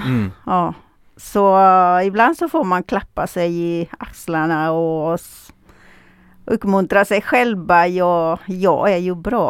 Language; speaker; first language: Swedish; non-native, fluent; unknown